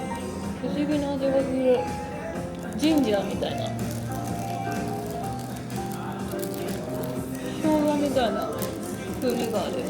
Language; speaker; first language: Japanese; native; Japanese